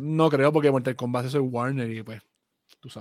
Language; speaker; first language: Spanish; native; Spanish